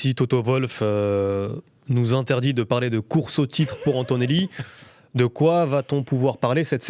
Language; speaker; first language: French; native; French